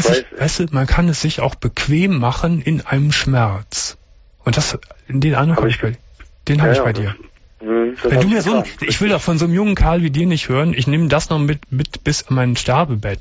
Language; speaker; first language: German; native; German